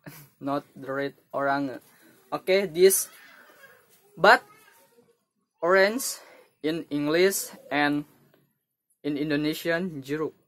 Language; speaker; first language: English; non-native, learner; Indonesian